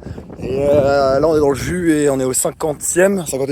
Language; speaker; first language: French; native; French